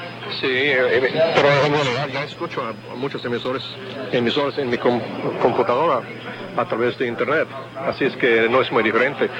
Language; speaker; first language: Spanish; non-native, fluent; English